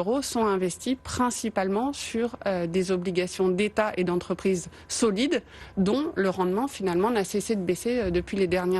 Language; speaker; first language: French; native; French